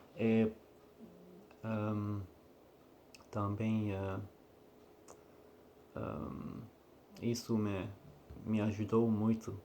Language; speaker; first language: Portuguese; non-native, learner; Russian